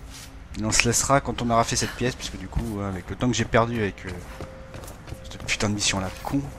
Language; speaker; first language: French; native; French